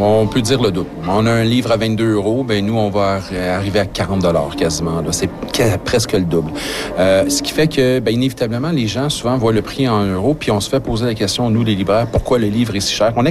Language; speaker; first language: French; native; French